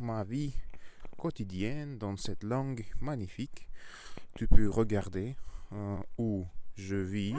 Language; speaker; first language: French; non-native, learner; Russian